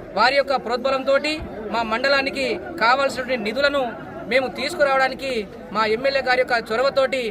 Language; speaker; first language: Telugu; non-native, local second language; Lambadi